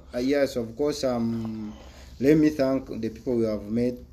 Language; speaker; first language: English; non-native, local second language; Ganda